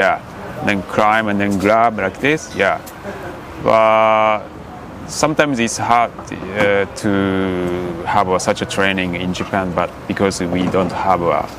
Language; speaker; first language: English; non-native, learner; Japanese